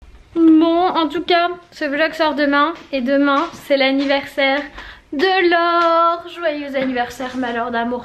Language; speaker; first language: French; native; French